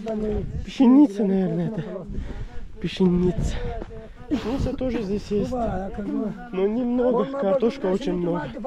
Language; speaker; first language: Russian; non-native, learner; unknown